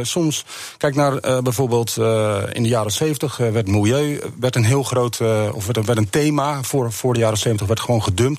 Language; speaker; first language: Dutch; native; Dutch